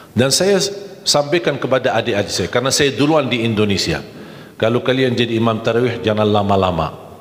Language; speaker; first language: Malay; non-native, fluent; Arabic